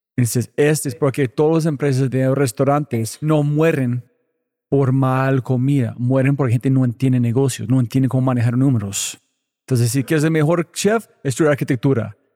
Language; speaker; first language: Spanish; non-native, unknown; English